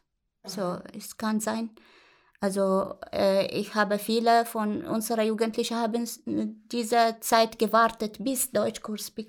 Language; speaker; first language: German; non-native, learner; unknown